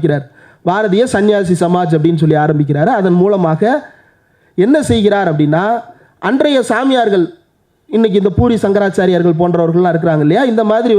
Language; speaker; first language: Tamil; native; Tamil